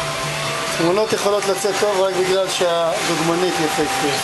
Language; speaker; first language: Hebrew; native; Hebrew